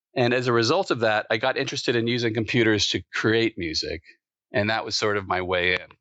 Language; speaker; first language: English; native; English